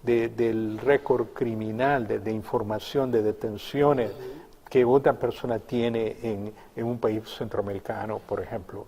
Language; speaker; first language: Spanish; native; Spanish